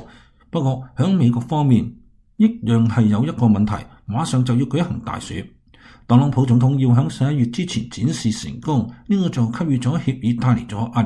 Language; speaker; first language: Chinese; non-native, local second language; Cantonese